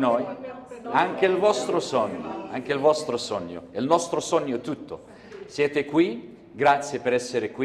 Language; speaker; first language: Italian; non-native, fluent; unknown